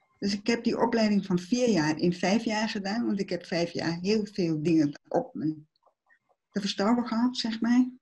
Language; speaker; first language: Dutch; early bilingual, other home language; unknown